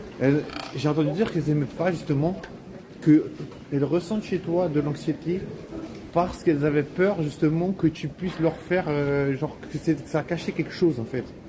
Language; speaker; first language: French; native; French